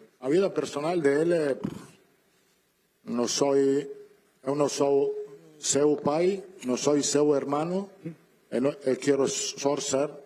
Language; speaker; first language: Portuguese; non-native, learner; Italian